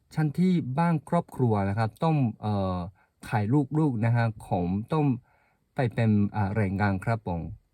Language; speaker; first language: Thai; non-native, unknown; Japanese